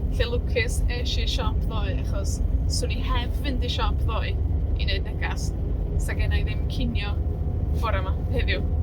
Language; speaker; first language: Welsh; non-native, learner; Spanish